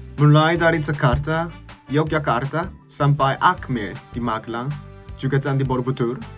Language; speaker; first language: Indonesian; non-native, learner; Korean